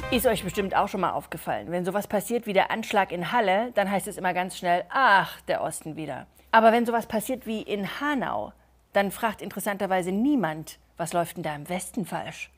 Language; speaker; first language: German; native; German